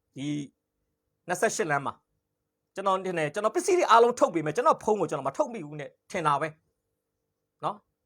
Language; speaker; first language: Burmese; native; Burmese